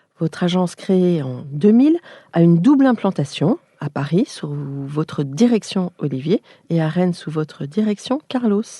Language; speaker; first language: French; native; French